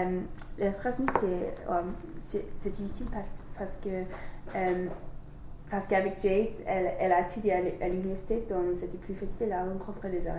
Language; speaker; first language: French; non-native, learner; English